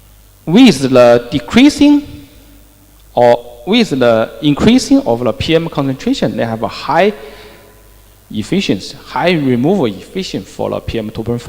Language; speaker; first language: English; non-native, fluent; Chinese